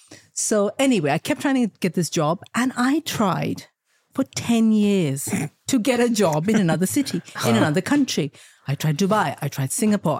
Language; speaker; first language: English; non-native, local second language; Malayalam